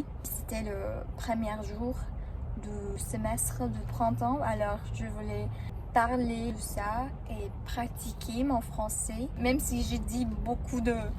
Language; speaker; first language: French; non-native, learner; English